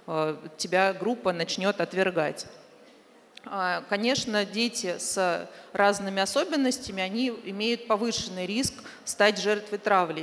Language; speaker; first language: Russian; native; Russian